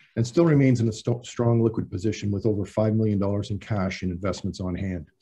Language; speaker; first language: English; native; English